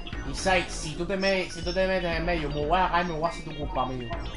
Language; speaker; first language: Spanish; early bilingual, heritage; Spanish